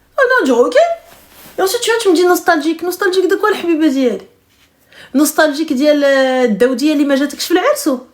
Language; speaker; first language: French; early bilingual, other home language; Arabic